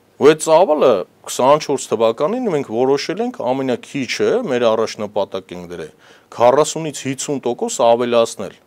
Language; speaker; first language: Armenian; native; Armenian